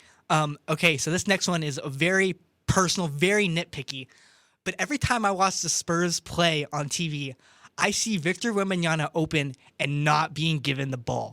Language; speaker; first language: English; native; English